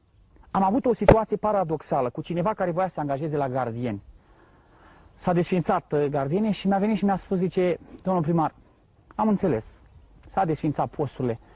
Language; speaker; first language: Romanian; native; Romanian